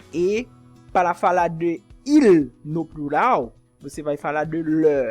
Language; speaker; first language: Portuguese; non-native, fluent; French